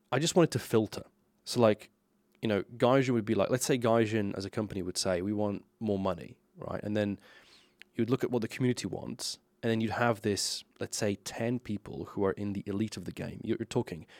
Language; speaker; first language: English; non-native, fluent; Slovenian